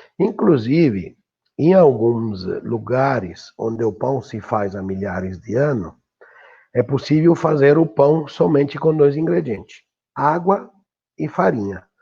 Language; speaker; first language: Portuguese; non-native, fluent; Italian